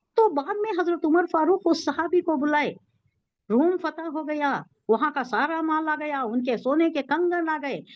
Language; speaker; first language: Urdu; native; Urdu